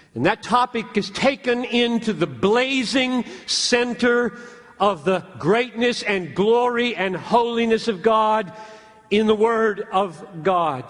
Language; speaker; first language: English; native; English